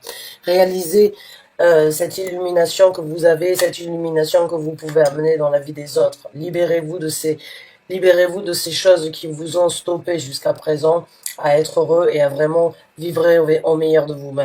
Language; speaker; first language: French; native; French